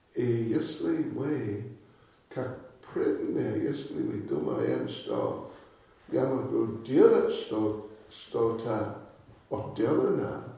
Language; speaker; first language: Russian; non-native, learner; English